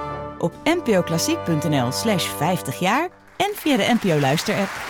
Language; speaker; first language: Dutch; native; Dutch